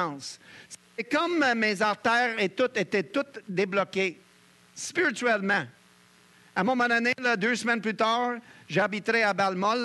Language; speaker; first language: French; native; French